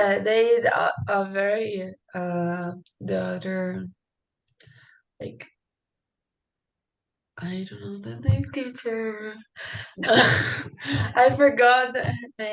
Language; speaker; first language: English; non-native, learner; Portuguese